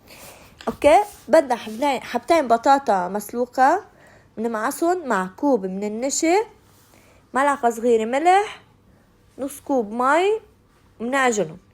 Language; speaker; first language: Arabic; native; Arabic